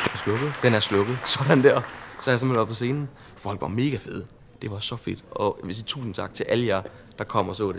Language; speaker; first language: Danish; native; Danish